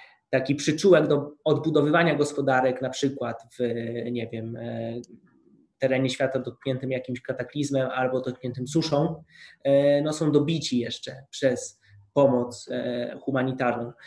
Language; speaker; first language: Polish; native; Polish